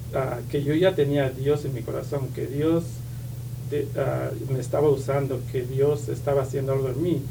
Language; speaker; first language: Spanish; native; Spanish